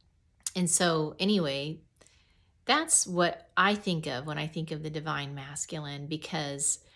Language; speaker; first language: English; native; English